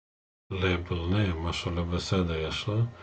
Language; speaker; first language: Hebrew; non-native, fluent; Russian